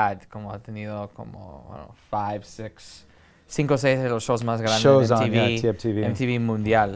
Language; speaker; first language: Spanish; early bilingual, heritage; Spanish